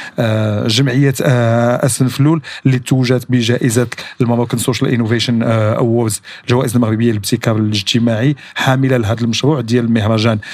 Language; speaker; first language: Arabic; native; Arabic